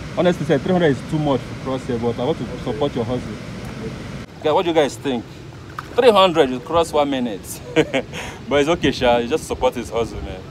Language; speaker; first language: English; non-native, local second language; Igbo